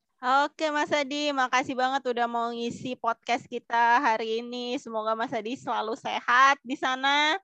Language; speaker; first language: Indonesian; native; Indonesian